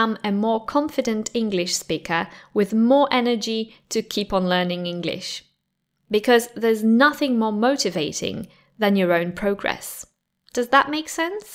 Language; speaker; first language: English; non-native, fluent; Polish